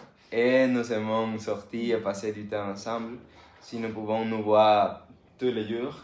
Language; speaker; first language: French; non-native, learner; Spanish